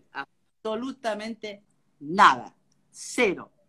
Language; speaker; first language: Spanish; non-native, local second language; German